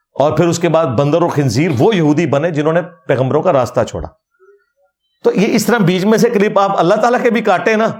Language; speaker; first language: Urdu; non-native, local second language; Punjabi